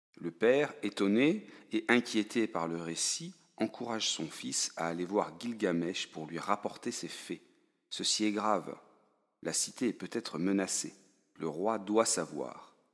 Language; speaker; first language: French; native; French